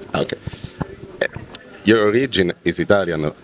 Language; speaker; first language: English; non-native, learner; Italian